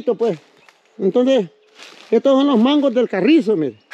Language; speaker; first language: Spanish; native; Spanish